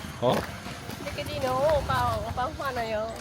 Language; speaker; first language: Korean; non-native, learner; Lao